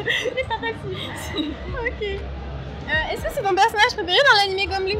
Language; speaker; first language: French; native; French